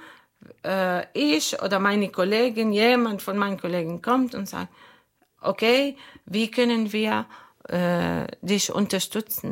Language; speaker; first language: German; non-native, learner; Arabic